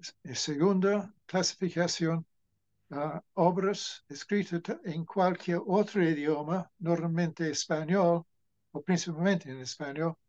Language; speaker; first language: Spanish; non-native, fluent; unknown